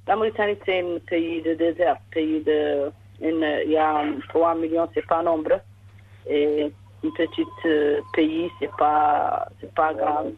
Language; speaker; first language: French; non-native, learner; Arabic